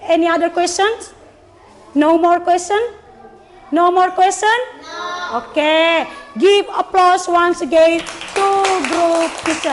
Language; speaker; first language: English; non-native, learner; Indonesian